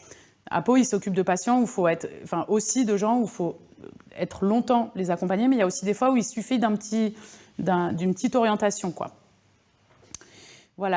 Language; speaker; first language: French; native; French